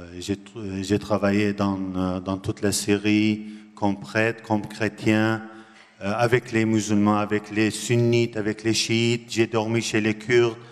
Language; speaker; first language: French; non-native, learner; Arabic